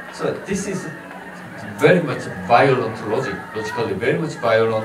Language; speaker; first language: English; non-native, fluent; Korean